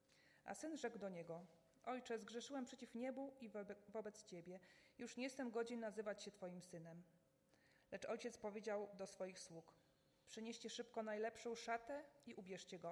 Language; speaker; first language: Polish; native; Polish